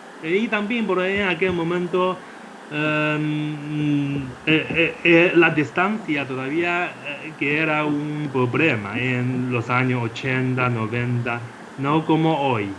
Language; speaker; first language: Spanish; non-native, fluent; Chinese